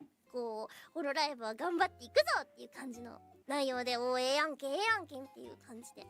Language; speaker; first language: Japanese; native; Japanese